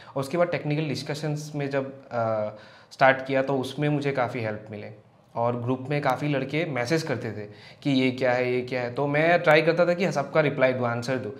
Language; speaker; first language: Hindi; non-native, local second language; Assamese